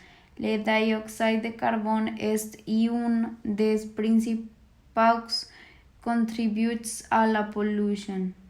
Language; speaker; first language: French; non-native, learner; Spanish